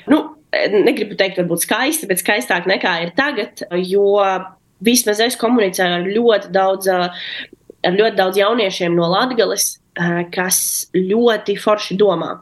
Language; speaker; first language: Latvian; non-native, local second language; Russian